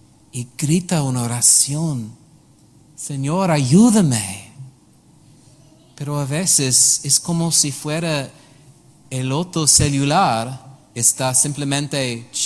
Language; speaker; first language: Spanish; non-native, learner; English